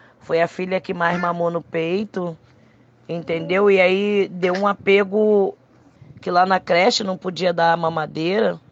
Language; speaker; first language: Portuguese; native; Portuguese